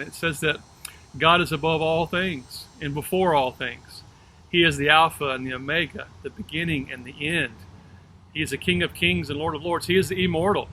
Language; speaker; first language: English; native; English